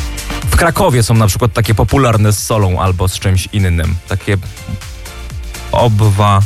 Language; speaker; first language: Polish; native; Polish